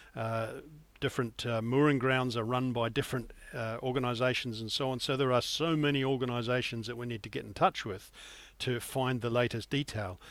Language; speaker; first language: English; native; English